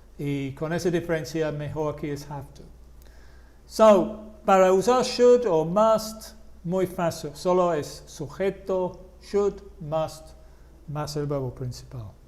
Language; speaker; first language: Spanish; non-native, fluent; English